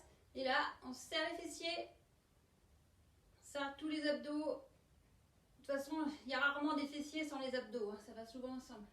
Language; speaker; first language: French; native; French